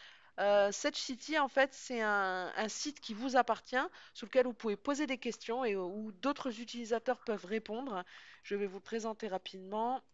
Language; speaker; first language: French; native; French